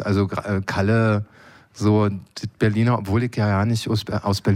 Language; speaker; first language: German; native; German